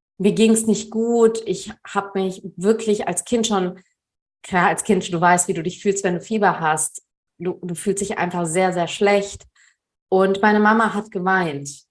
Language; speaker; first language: German; early bilingual, other home language; Tamil